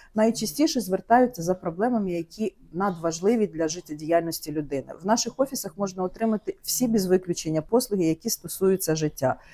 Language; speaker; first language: Ukrainian; native; Ukrainian